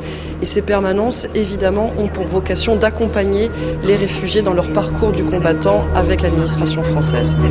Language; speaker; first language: French; native; French